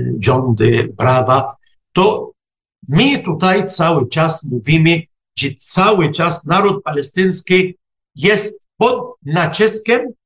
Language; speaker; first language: Polish; non-native, fluent; Arabic